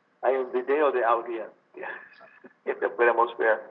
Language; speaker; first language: Spanish; non-native, fluent; English